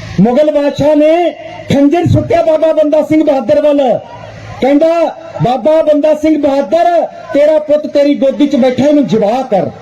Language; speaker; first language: Punjabi; non-native, local second language; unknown